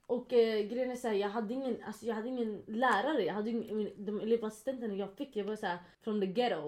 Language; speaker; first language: Swedish; early bilingual, other home language; Kurdish